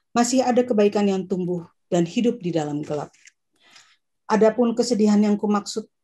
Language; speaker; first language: English; non-native, fluent; Indonesian